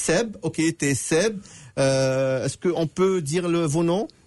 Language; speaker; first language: French; native; French